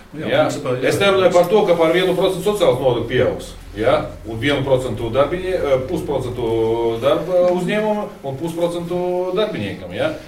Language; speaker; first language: Latvian; non-native, local second language; Russian